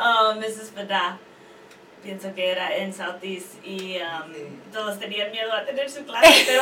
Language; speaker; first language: Spanish; early bilingual, heritage; Spanish